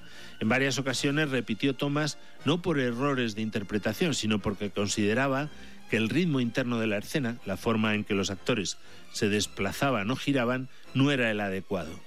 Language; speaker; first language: Spanish; native; Spanish